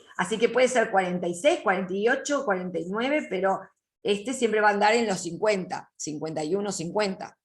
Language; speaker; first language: Spanish; native; Spanish